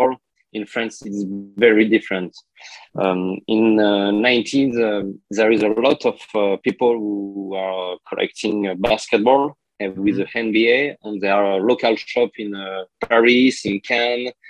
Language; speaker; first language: English; non-native, learner; French